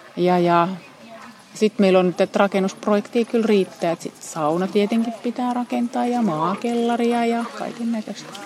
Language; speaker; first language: Finnish; native; Finnish